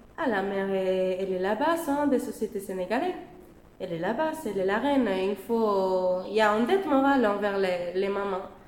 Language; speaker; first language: French; non-native, fluent; Spanish